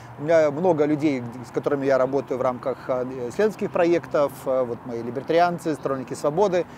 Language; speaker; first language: Russian; native; Russian